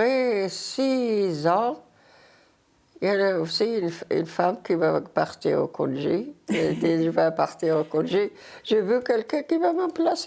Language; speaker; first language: French; non-native, learner; Arabic